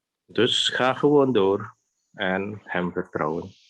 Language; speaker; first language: Dutch; non-native, fluent; Indonesian